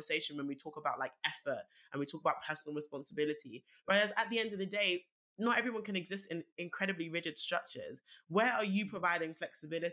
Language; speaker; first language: English; native; English